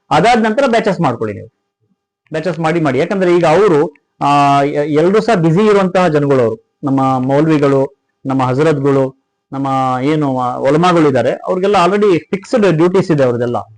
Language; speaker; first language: Kannada; non-native, local second language; Urdu